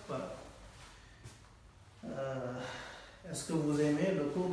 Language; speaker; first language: French; non-native, fluent; Bangla